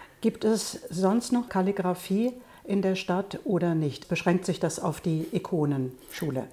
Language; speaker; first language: German; native; German